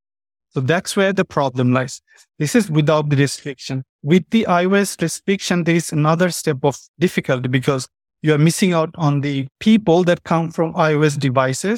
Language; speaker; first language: English; non-native, fluent; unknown